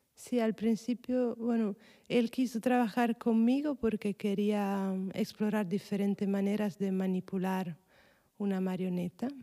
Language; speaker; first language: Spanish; non-native, fluent; Italian